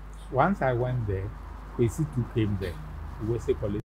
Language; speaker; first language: English; non-native, local second language; Akan